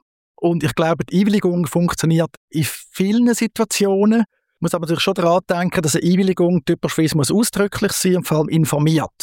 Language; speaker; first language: German; native; German